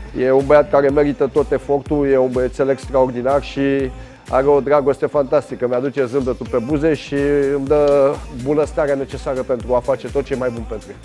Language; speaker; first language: Romanian; early bilingual, heritage; Romanian